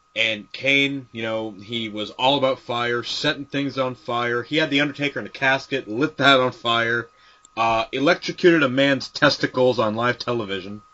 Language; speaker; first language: English; native; English